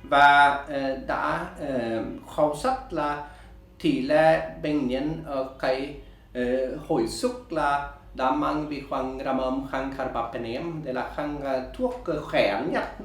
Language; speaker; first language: Vietnamese; non-native, learner; Swedish